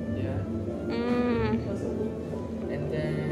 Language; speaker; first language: English; non-native, learner; Kazakh